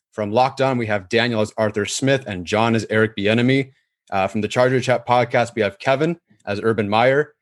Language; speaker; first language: English; native; English